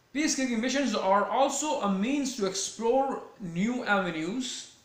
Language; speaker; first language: English; non-native, local second language; Urdu